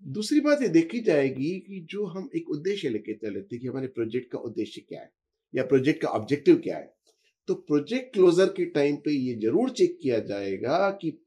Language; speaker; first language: Hindi; native; Hindi